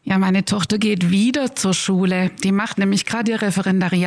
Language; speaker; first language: German; native; German